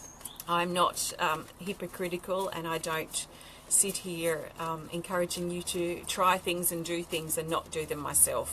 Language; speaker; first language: English; native; English